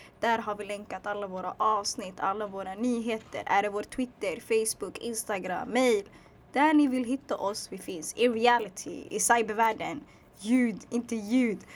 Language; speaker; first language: Swedish; early bilingual, other home language; Tigrinya